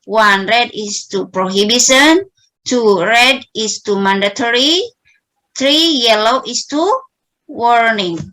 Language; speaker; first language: English; non-native, learner; Indonesian